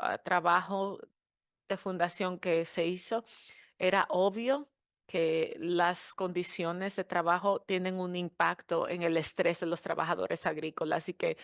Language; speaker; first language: Spanish; non-native, fluent; English